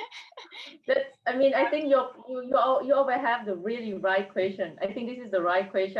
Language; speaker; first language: English; non-native, fluent; Thai